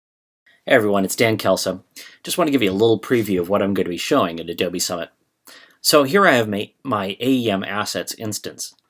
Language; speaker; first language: English; native; English